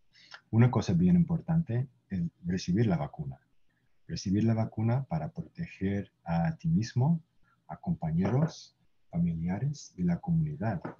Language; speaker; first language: Spanish; non-native, fluent; English